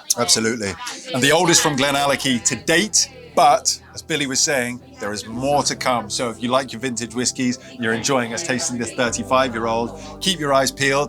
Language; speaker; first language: English; native; English